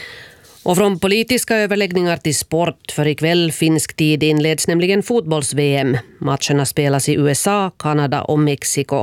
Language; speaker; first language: Swedish; native; Swedish